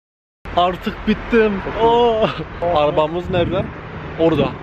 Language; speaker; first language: Turkish; early bilingual, heritage; Turkish